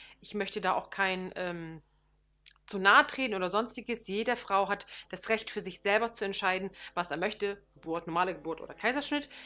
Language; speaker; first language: German; early bilingual, other home language; Turkish